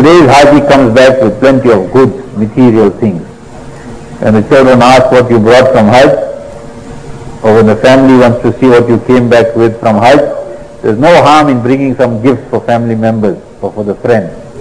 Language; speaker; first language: English; native; English